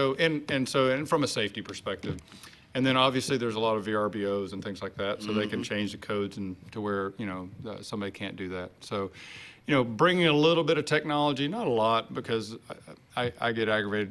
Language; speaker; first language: English; native; English